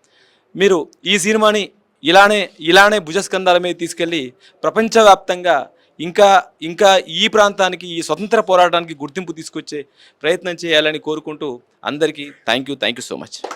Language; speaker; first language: Telugu; native; Telugu